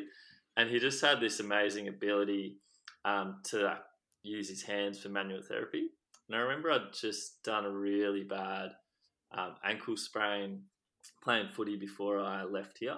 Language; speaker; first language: English; native; English